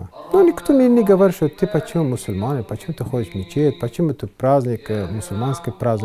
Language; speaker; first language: Russian; non-native, fluent; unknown